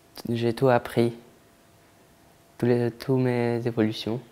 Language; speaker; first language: French; non-native, fluent; Polish